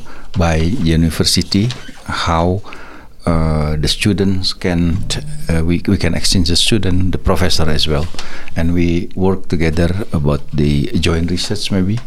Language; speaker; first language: English; non-native, learner; Indonesian